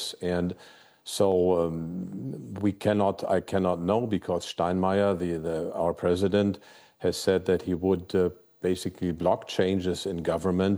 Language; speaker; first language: English; non-native, fluent; German